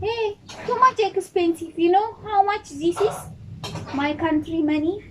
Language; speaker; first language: English; non-native, learner; Amharic